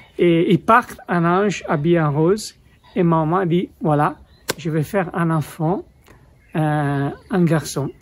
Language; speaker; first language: French; non-native, fluent; Italian